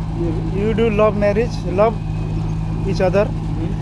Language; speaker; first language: English; non-native, learner; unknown